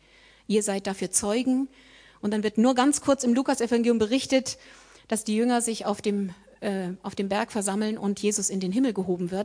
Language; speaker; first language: German; native; German